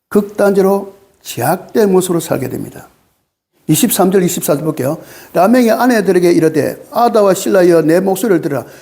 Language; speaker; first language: Korean; native; Korean